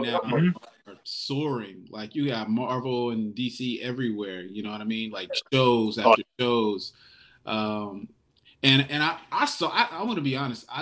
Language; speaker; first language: English; native; English